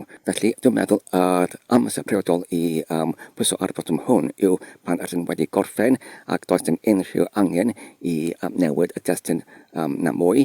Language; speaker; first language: Welsh; non-native, fluent; English